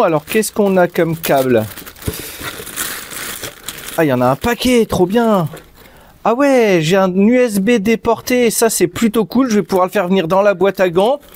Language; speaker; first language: French; native; French